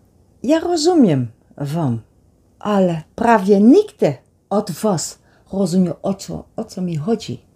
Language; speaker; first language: Polish; non-native, learner; Dutch